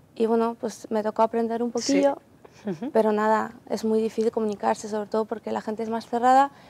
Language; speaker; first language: Spanish; non-native, fluent; Ukrainian